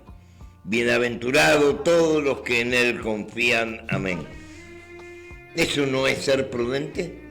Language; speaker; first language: Spanish; native; Spanish